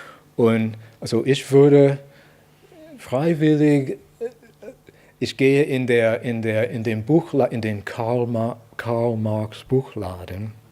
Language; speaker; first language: German; non-native, fluent; English